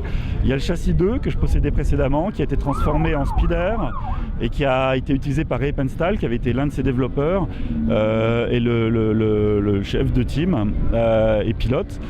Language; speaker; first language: French; native; French